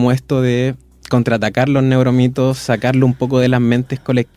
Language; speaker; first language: Spanish; native; Spanish